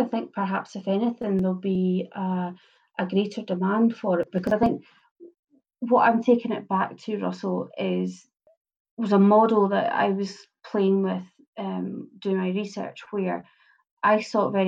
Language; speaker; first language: English; native; English